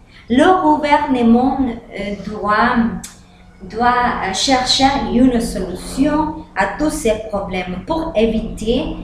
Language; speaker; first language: French; non-native, learner; Spanish